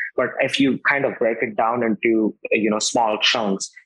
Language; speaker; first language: English; non-native, local second language; Hindi